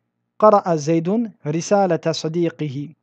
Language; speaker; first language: Arabic; non-native, fluent; French